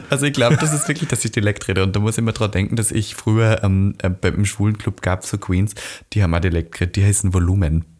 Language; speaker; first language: German; native; German